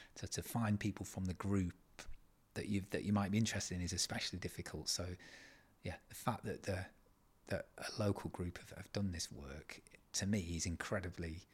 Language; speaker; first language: English; native; English